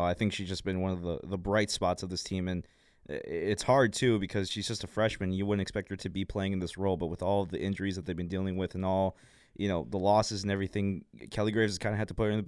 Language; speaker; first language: English; native; English